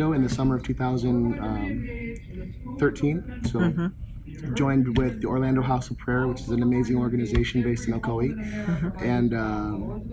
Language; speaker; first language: English; native; English